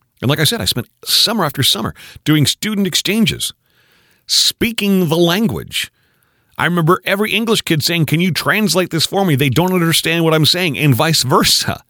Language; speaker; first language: English; native; English